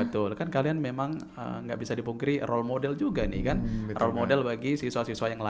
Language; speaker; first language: Indonesian; native; Indonesian